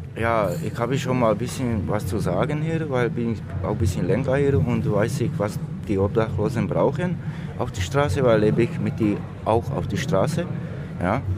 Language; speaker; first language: German; non-native, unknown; Slovak